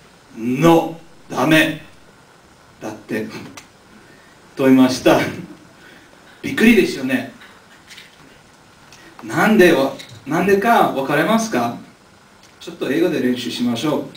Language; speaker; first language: Japanese; non-native, learner; English